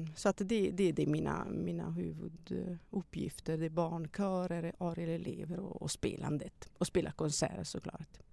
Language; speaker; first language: Swedish; non-native, fluent; Italian